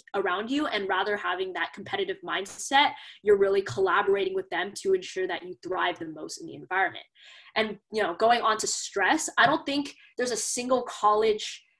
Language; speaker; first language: English; native; English